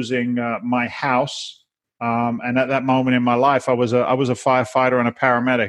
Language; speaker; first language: English; native; English